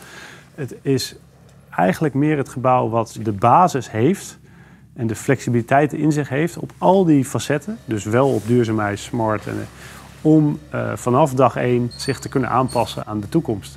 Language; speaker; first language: Dutch; native; Dutch